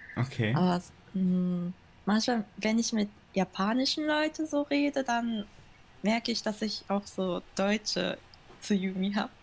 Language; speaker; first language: German; early bilingual, other home language; Japanese